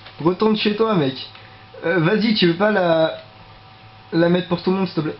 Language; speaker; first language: French; native; French